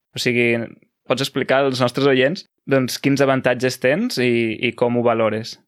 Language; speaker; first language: Catalan; native; Catalan